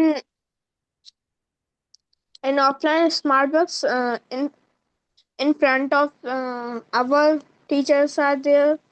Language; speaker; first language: English; non-native, learner; Hindi